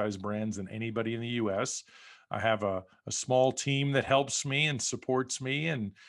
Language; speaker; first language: English; native; English